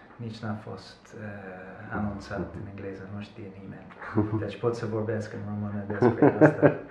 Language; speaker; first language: Romanian; non-native, fluent; English